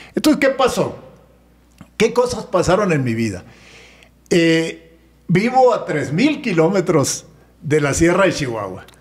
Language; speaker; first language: Spanish; native; Spanish